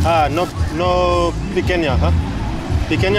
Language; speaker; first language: Spanish; non-native, learner; English